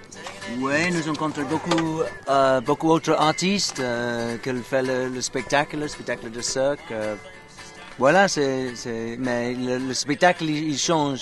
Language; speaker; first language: French; non-native, learner; English